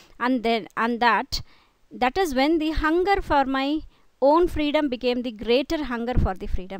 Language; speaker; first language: English; non-native, local second language; Tamil